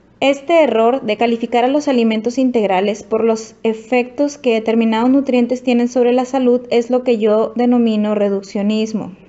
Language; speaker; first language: Spanish; native; Spanish